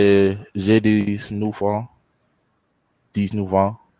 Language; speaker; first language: French; non-native, learner; English